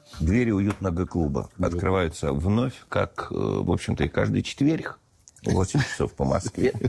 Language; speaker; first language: Russian; native; Russian